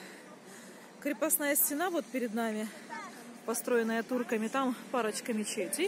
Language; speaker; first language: Russian; native; Russian